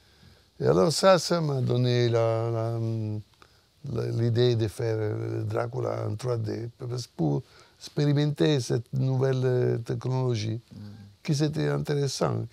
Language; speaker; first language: French; non-native, fluent; Italian